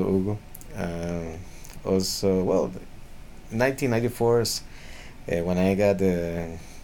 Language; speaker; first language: English; non-native, fluent; Spanish